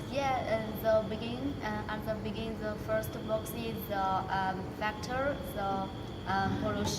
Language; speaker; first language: English; non-native, learner; Chinese